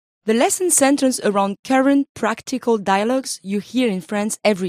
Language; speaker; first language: English; non-native, fluent; French